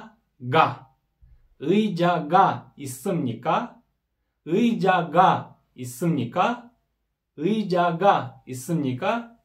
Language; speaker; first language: Korean; non-native, fluent; Kyrgyz